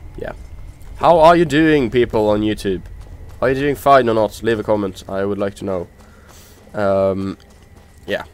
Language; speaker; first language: English; non-native, fluent; Norwegian